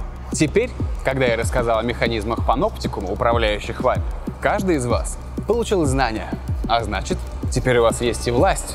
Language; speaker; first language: Russian; native; Russian